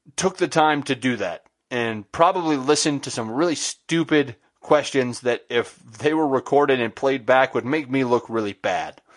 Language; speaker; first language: English; native; English